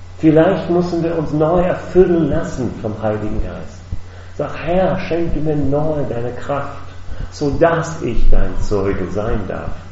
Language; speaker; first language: German; non-native, fluent; English